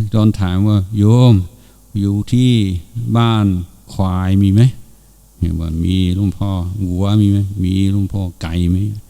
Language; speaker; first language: Thai; non-native, fluent; English